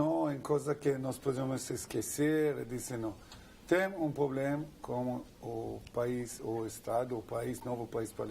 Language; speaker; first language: Portuguese; non-native, learner; Hebrew